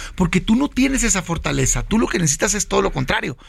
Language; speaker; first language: Spanish; native; Spanish